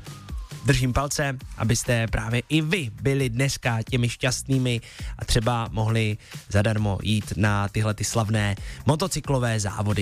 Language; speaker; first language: Czech; native; Czech